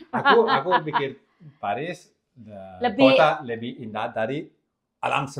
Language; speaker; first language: Indonesian; non-native, learner; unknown